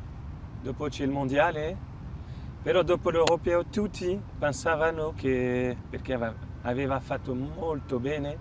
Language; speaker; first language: Italian; non-native, fluent; French